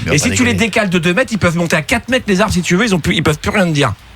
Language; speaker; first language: French; native; French